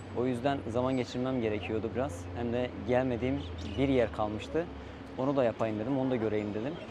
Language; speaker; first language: Turkish; native; Turkish